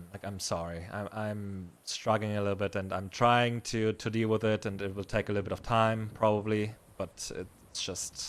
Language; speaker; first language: English; non-native, fluent; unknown